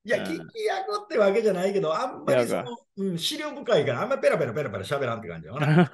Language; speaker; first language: Japanese; native; Japanese